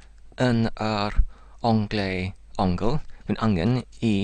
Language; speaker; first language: Welsh; non-native, learner; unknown